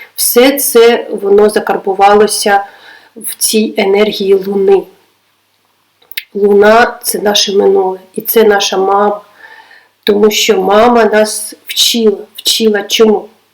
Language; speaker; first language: Ukrainian; non-native, local second language; Russian